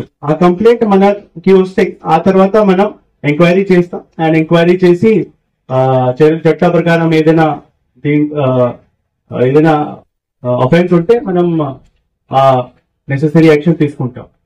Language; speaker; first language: Telugu; non-native, fluent; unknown